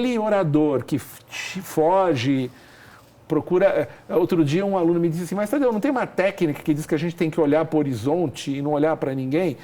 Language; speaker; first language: Portuguese; native; Portuguese